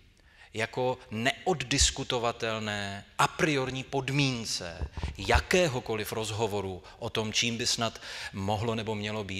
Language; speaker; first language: Czech; native; Czech